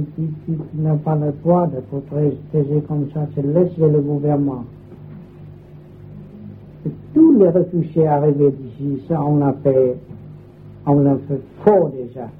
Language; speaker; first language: French; non-native, learner; Vietnamese